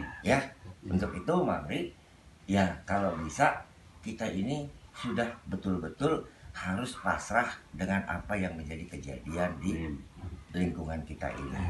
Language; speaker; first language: Indonesian; non-native, local second language; Javanese